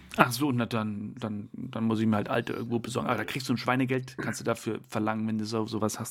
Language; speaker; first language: German; native; German